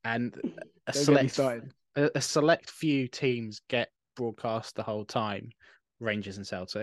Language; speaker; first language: English; native; English